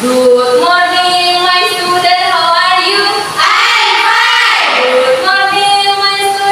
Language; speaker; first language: English; non-native, learner; Indonesian